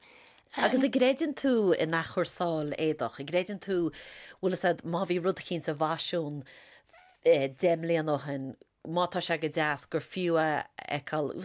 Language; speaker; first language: Irish; native; Irish